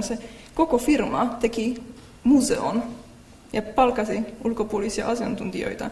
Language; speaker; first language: Finnish; non-native, fluent; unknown